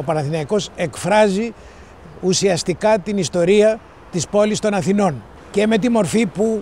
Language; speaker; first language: Greek; native; Greek